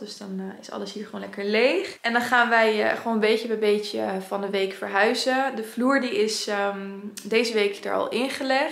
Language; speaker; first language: Dutch; native; Dutch